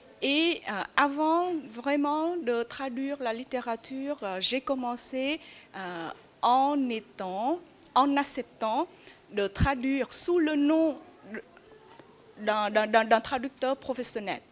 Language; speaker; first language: French; non-native, fluent; Vietnamese